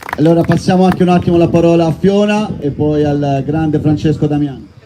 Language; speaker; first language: Italian; native; Italian